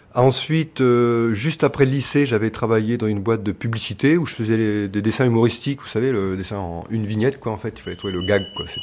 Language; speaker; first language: French; native; French